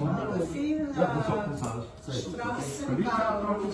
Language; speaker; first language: German; non-native, learner; English